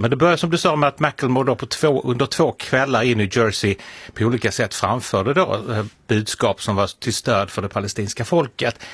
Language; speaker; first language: Swedish; native; Swedish